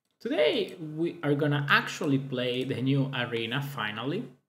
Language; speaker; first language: English; non-native, fluent; Italian